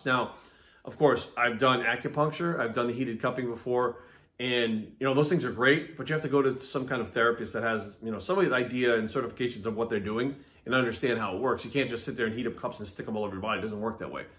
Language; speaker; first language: English; native; English